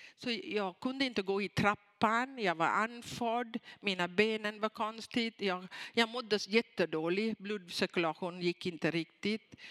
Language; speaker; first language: Swedish; non-native, fluent; Tamil